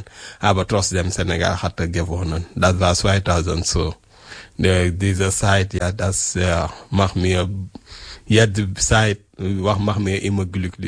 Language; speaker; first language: German; non-native, learner; French